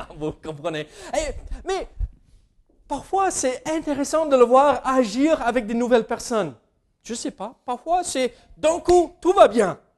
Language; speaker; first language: French; non-native, fluent; English